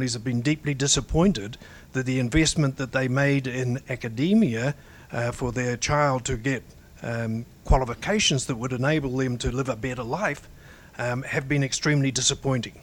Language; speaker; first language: English; native; English